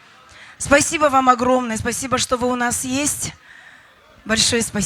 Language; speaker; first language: Russian; non-native, local second language; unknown